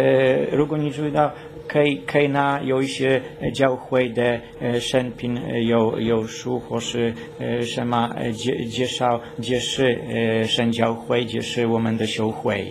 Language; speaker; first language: Chinese; non-native, learner; Polish